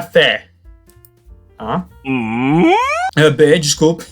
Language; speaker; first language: Portuguese; non-native, fluent; French